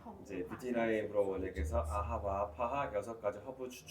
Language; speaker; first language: Korean; native; Korean